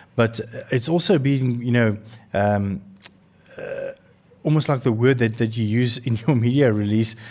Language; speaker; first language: English; non-native, local second language; Afrikaans